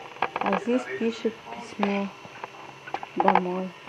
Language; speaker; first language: Russian; native; Russian